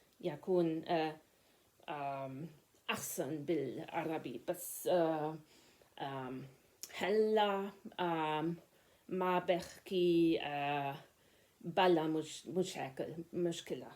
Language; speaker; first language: Arabic; non-native, learner; German